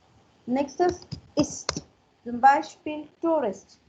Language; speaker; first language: German; non-native, learner; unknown